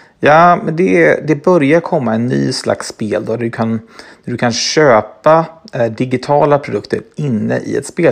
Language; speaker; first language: Swedish; native; Swedish